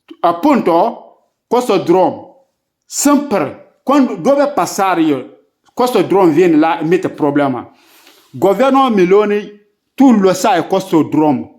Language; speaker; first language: Italian; non-native, learner; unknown